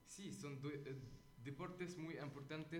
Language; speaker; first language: Spanish; non-native, learner; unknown